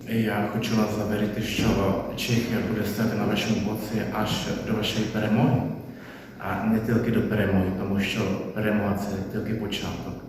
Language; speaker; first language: Ukrainian; non-native, fluent; Czech